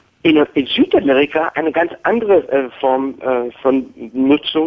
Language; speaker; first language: German; non-native, fluent; English